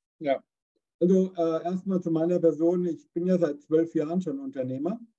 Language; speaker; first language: German; native; German